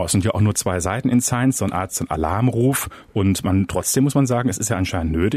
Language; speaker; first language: German; native; German